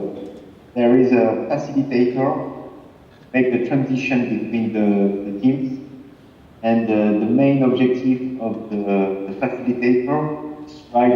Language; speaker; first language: English; non-native, fluent; French